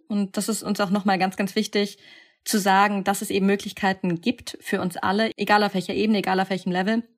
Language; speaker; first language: German; native; German